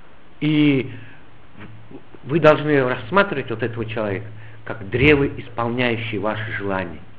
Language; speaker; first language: Russian; native; Russian